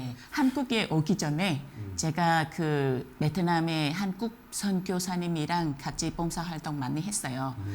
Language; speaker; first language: Korean; non-native, fluent; Vietnamese